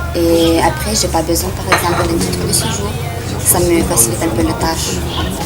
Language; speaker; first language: French; non-native, fluent; Romanian